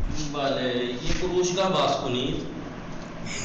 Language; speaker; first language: Persian; non-native, fluent; Urdu